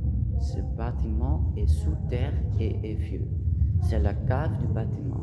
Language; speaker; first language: French; non-native, learner; Dutch